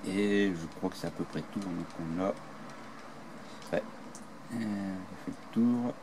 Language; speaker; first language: French; native; French